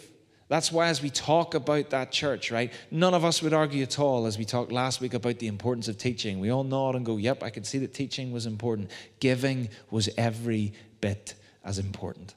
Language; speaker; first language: English; native; English